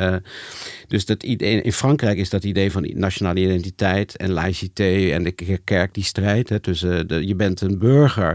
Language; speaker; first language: Dutch; native; Dutch